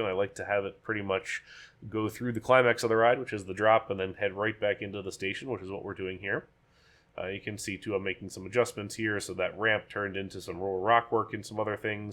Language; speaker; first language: English; native; English